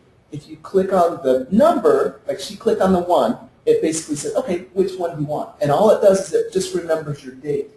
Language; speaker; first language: English; native; English